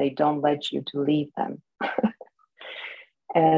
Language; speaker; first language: English; non-native, fluent; Slovak